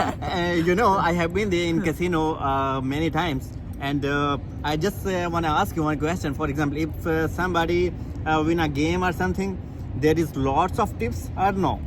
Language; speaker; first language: English; non-native, learner; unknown